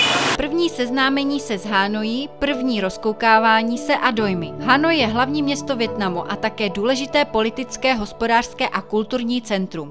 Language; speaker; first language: Czech; native; Czech